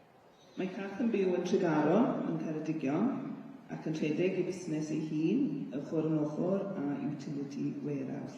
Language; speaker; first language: Welsh; native; Welsh